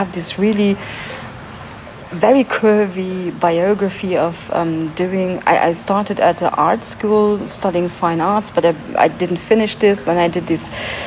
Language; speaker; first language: English; non-native, fluent; German